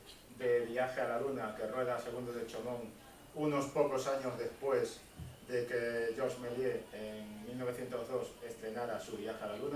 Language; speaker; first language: Spanish; native; Spanish